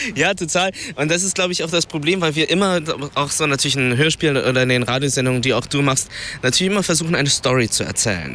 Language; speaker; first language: German; early bilingual, other home language; Vietnamese